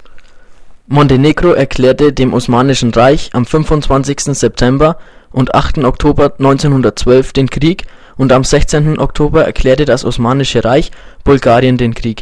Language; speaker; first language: German; native; German